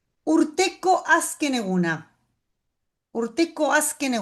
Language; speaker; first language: Basque; non-native, fluent; Spanish